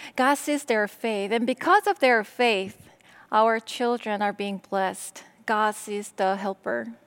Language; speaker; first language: English; non-native, fluent; Korean